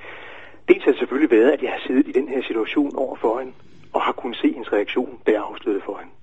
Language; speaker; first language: Danish; native; Danish